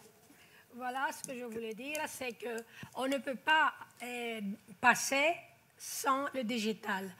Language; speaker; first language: French; non-native, fluent; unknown